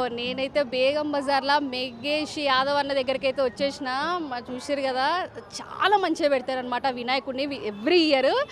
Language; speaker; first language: Telugu; native; Telugu